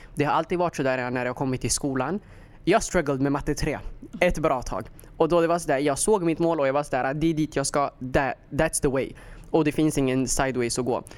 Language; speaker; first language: Swedish; early bilingual, other home language; Somali